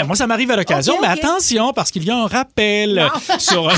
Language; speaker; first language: French; native; French